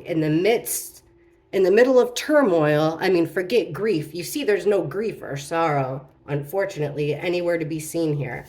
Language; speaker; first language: English; native; English